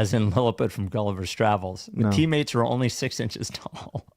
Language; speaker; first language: English; native; English